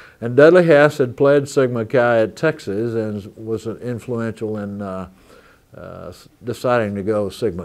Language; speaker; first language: English; native; English